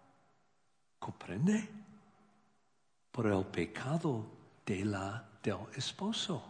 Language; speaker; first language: Spanish; non-native, learner; English